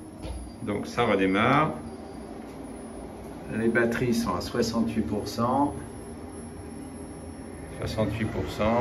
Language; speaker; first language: French; native; French